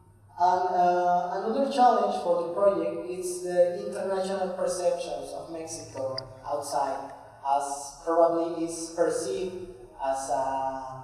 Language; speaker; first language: English; non-native, fluent; Spanish